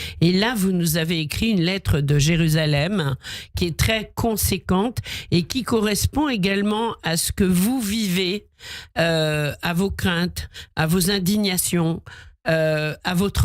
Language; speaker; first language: French; native; French